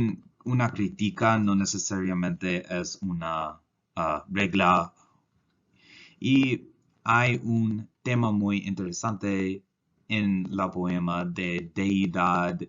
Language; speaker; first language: Spanish; non-native, learner; English